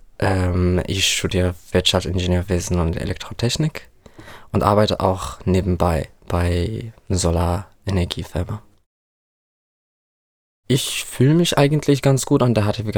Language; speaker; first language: German; non-native, fluent; Arabic